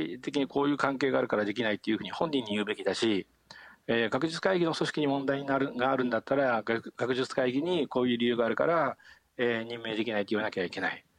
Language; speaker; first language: Japanese; native; Japanese